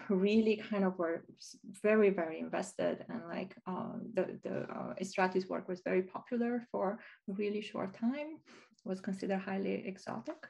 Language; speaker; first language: English; non-native, fluent; Romanian